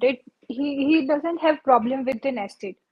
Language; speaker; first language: English; non-native, local second language; Gujarati